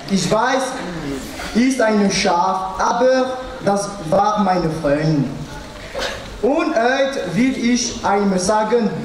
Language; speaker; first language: German; non-native, local second language; French